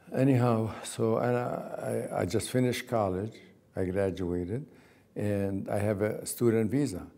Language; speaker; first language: English; non-native, fluent; Arabic